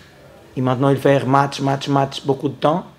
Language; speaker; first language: French; non-native, learner; Portuguese